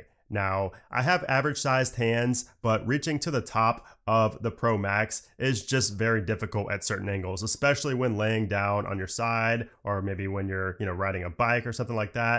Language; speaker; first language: English; native; English